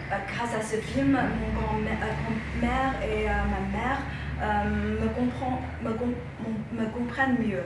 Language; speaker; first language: French; non-native, fluent; Chinese